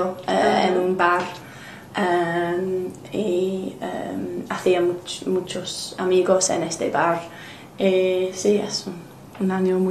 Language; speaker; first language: Spanish; non-native, learner; English